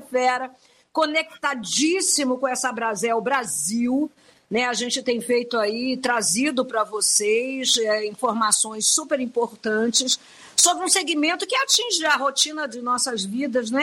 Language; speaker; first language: Portuguese; native; Portuguese